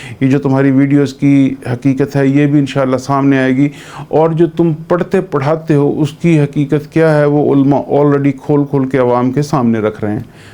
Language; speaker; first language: Urdu; non-native, local second language; Punjabi